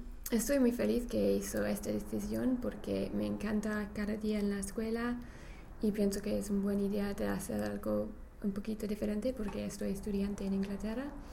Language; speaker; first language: Spanish; non-native, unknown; English